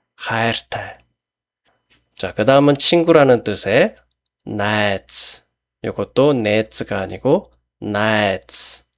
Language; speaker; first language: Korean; native; Korean